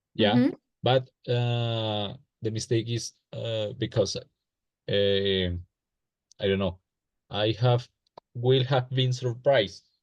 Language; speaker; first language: English; non-native, learner; Spanish